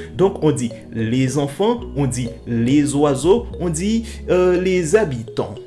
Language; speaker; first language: French; non-native, local second language; Haitian Creole